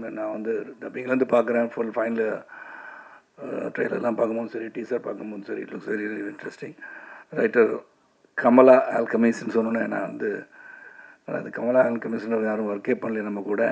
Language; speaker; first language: Tamil; native; Tamil